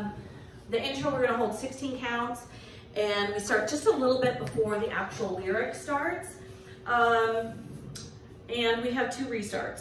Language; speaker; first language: English; native; English